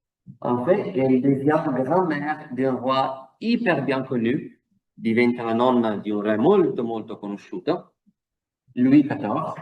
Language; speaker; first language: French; non-native, fluent; Italian